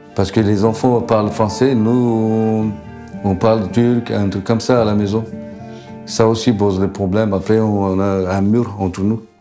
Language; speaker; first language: French; non-native, learner; Turkish